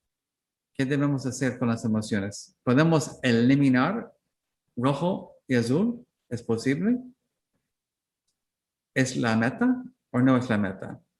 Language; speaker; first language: Spanish; non-native, learner; English